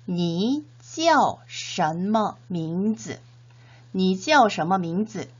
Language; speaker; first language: Chinese; non-native, fluent; Korean